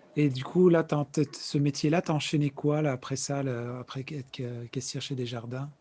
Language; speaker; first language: French; native; French